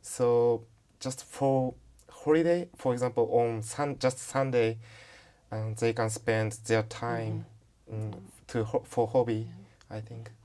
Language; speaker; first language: English; non-native, learner; Japanese